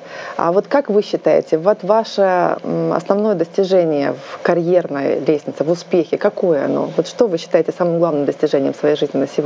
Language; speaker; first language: Russian; native; Russian